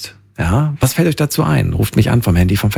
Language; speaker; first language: German; native; German